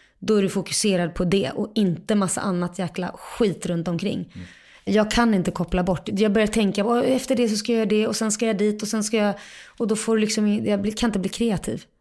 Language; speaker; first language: Swedish; native; Swedish